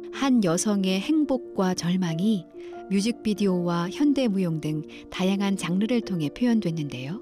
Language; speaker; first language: Korean; native; Korean